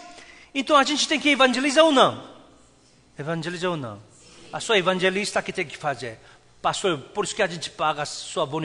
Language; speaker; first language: Portuguese; non-native, fluent; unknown